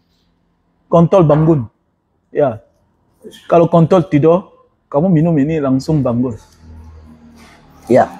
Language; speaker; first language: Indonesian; non-native, learner; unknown